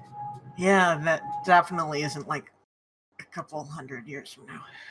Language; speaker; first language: English; native; English